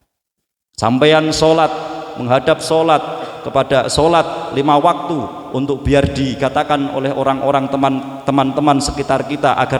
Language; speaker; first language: Indonesian; non-native, local second language; Javanese